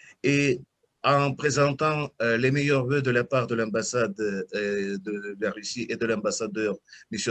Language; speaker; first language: French; non-native, fluent; Russian